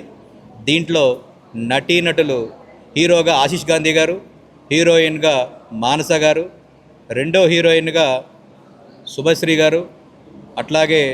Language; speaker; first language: Telugu; native; Telugu